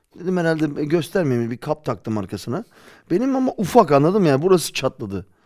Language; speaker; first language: Turkish; early bilingual, heritage; Turkish